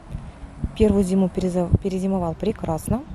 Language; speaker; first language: Russian; native; Russian